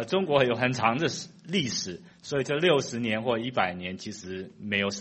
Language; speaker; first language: Chinese; non-native, fluent; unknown